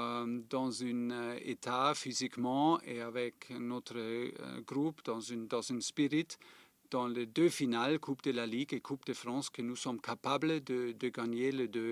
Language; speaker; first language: French; non-native, fluent; German